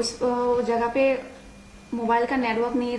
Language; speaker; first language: Hindi; non-native, local second language; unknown